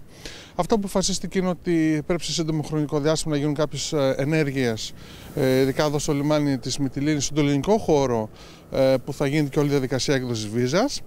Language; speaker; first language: Greek; native; Greek